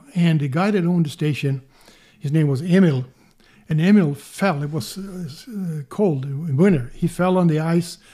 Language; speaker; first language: English; non-native, fluent; Swedish